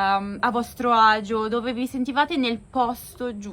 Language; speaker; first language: Italian; native; Italian